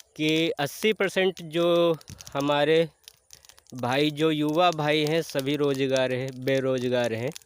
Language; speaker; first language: Hindi; native; Hindi